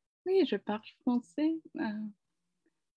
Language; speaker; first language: French; non-native, learner; Ukrainian